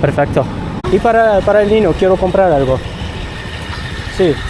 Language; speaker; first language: Spanish; non-native, learner; English